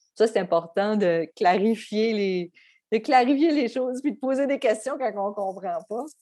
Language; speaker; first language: French; native; French